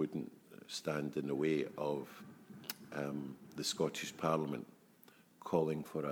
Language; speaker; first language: English; native; English